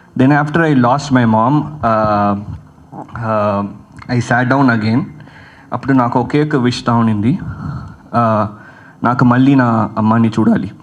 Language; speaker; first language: Telugu; early bilingual, heritage; Telugu